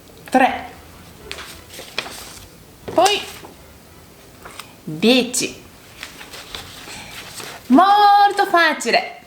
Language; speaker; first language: Italian; non-native, learner; Japanese